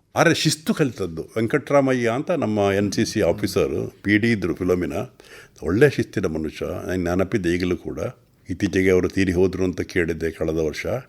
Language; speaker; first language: Kannada; non-native, local second language; Tulu